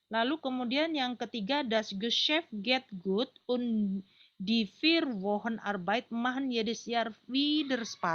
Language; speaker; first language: German; non-native, learner; Indonesian